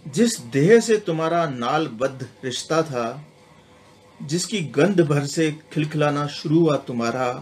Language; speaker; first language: Hindi; non-native, local second language; Sindhi